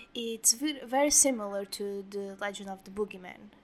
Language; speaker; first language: English; non-native, fluent; Portuguese